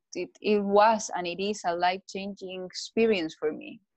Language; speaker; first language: English; non-native, learner; Spanish